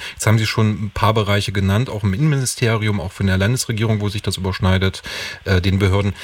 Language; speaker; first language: German; native; German